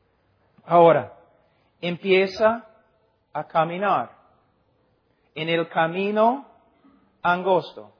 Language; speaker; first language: Spanish; non-native, fluent; English